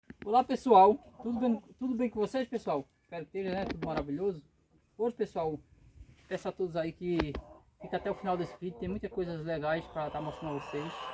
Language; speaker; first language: Portuguese; native; Portuguese